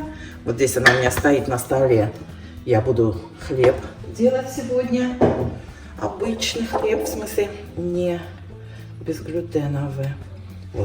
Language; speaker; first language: Russian; native; Russian